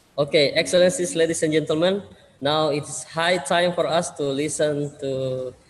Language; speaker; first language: English; non-native, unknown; Indonesian